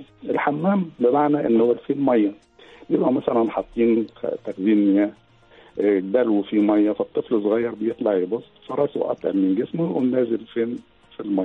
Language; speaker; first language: Arabic; native; Arabic